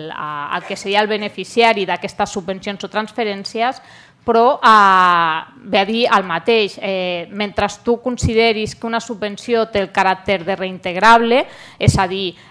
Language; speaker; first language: Catalan; native; Catalan